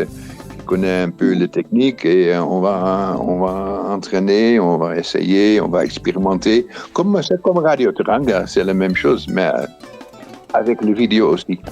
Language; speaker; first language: French; non-native, fluent; Dutch